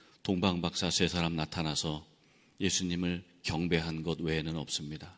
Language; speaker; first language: Korean; native; Korean